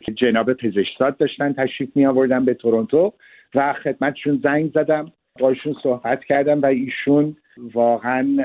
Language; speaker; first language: Persian; early bilingual, other home language; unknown